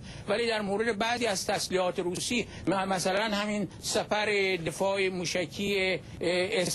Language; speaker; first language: Persian; native; Persian